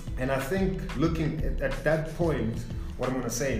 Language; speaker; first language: English; non-native, local second language; Zulu